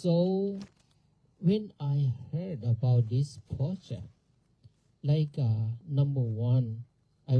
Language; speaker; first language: English; non-native, learner; Thai